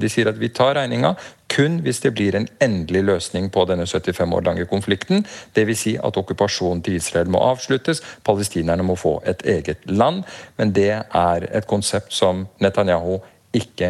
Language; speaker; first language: Norwegian; native; Norwegian